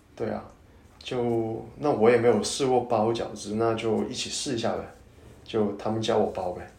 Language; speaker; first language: Chinese; non-native, local second language; Cantonese